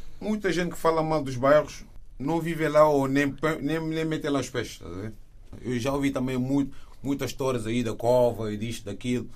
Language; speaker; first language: Portuguese; non-native, fluent; Wolof